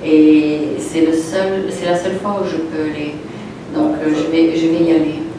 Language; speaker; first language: French; non-native, fluent; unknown